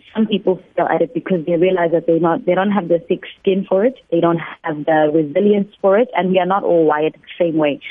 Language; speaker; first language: English; non-native, local second language; Northern Sotho